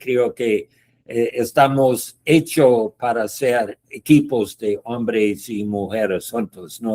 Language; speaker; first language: Spanish; non-native, learner; English